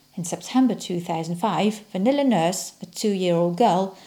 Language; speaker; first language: English; non-native, fluent; French